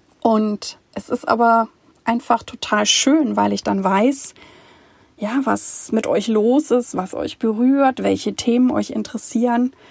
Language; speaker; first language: German; native; German